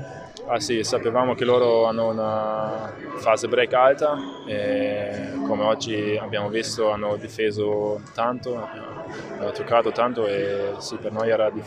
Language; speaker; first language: Italian; non-native, fluent; German